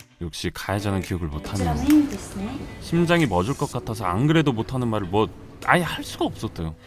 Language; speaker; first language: Korean; native; Korean